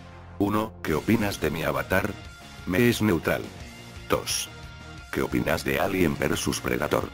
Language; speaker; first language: Spanish; native; Spanish